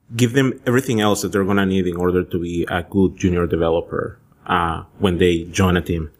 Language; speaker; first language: English; early bilingual, other home language; Spanish